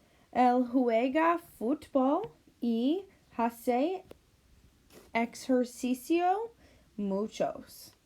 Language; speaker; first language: Spanish; non-native, learner; English